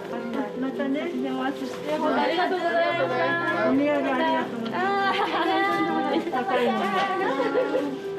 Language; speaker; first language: Japanese; non-native, fluent; Korean